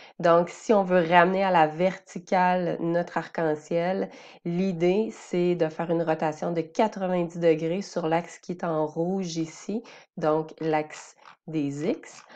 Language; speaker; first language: French; native; French